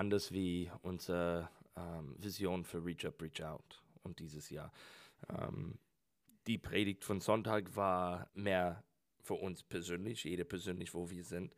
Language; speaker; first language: German; non-native, learner; English